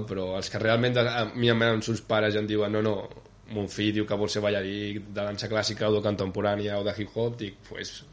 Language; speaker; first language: Catalan; native; Catalan